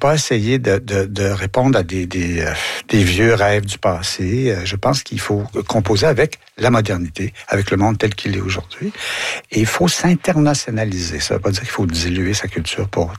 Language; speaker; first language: French; native; French